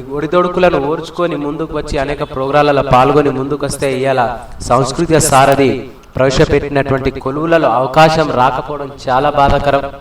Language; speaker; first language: Telugu; non-native, local second language; Lambadi